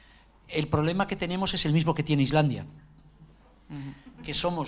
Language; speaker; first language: Spanish; native; Spanish